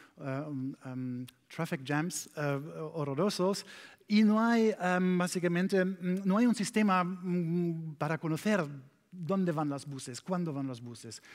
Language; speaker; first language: Spanish; non-native, learner; German